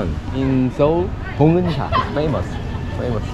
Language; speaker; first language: English; non-native, learner; Korean